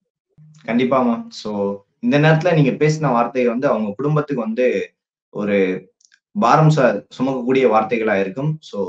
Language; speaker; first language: Tamil; native; Tamil